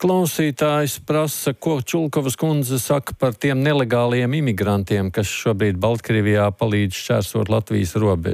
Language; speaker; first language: Latvian; native; Latvian